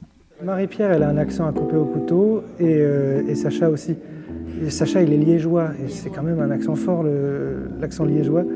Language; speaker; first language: French; native; French